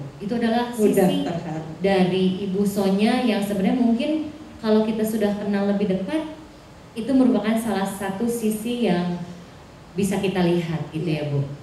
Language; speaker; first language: Indonesian; native; Indonesian